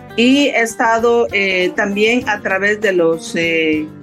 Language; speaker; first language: Spanish; native; Spanish